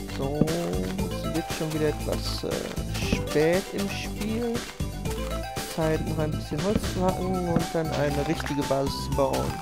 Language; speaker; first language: German; native; German